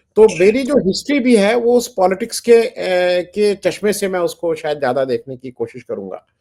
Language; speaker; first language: Hindi; native; Hindi